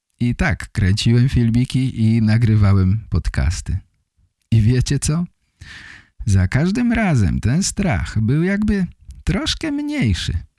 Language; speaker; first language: Polish; native; Polish